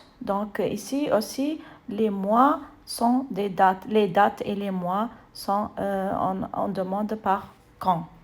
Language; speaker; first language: French; non-native, fluent; Arabic